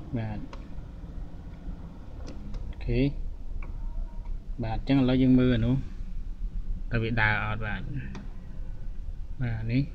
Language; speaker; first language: Khmer; native; Khmer